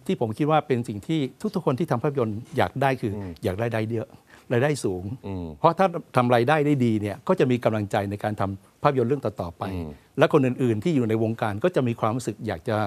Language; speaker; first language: Thai; native; Thai